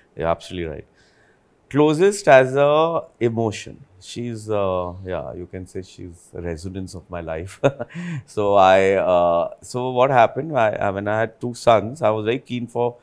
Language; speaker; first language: English; non-native, local second language; Hindi